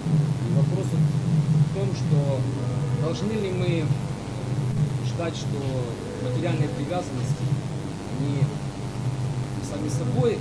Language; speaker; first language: Russian; native; Russian